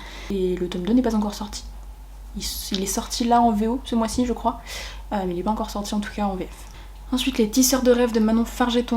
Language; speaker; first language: French; native; French